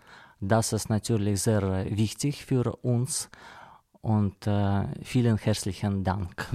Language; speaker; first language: German; non-native, learner; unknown